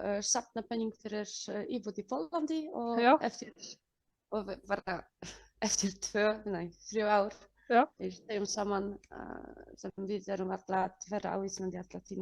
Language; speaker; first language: Icelandic; non-native, learner; Polish